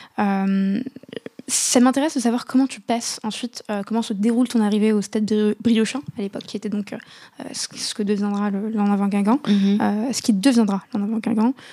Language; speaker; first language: French; non-native, local second language; Arabic